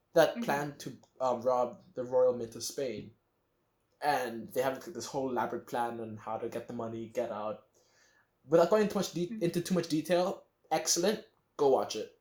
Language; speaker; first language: English; native; English